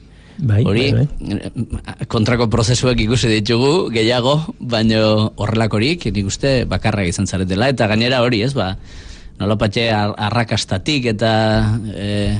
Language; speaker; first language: Basque; native; Basque